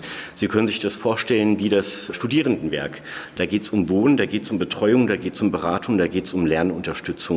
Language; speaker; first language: German; native; German